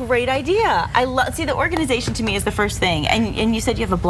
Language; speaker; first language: English; native; English